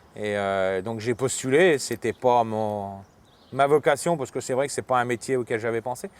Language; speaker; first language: French; native; French